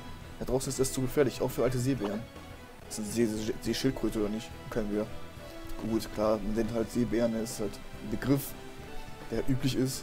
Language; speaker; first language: German; native; German